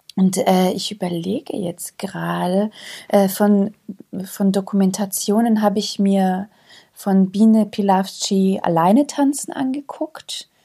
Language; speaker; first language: German; early bilingual, other home language; Croatian